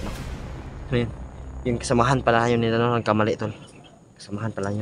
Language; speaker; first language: Filipino; non-native, local second language; Cebuano